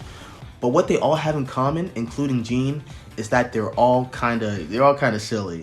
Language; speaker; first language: English; native; English